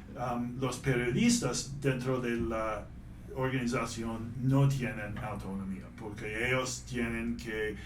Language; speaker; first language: Spanish; non-native, fluent; English